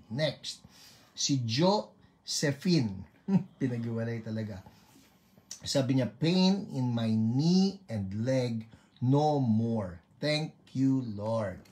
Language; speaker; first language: Filipino; native; Filipino